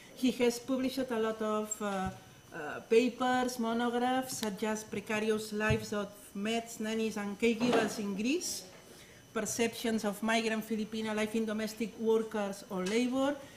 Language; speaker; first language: English; non-native, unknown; Spanish